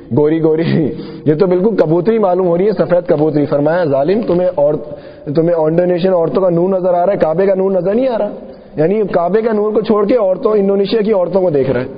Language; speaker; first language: Urdu; non-native, local second language; Sindhi